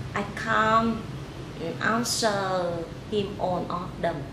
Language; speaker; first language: English; non-native, learner; Vietnamese